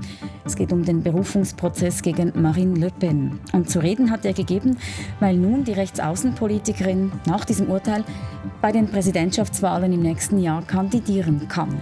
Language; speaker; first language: German; native; German